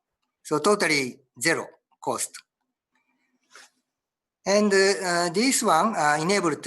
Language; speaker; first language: English; non-native, learner; Japanese